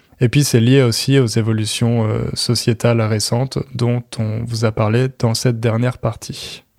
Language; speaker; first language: French; native; French